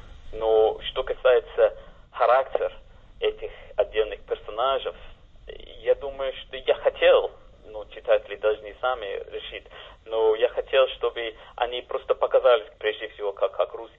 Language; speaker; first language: Russian; non-native, fluent; English